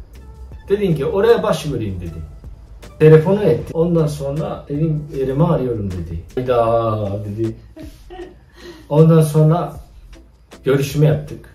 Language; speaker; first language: Turkish; non-native, fluent; Japanese